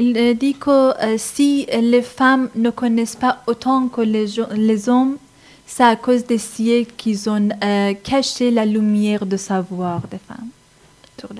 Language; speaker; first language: French; non-native, fluent; Persian